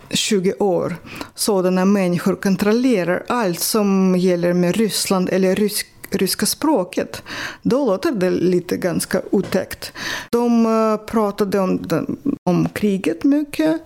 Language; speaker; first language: Swedish; non-native, fluent; Russian